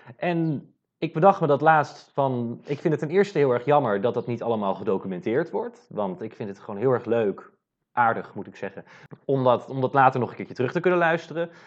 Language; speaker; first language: Dutch; native; Dutch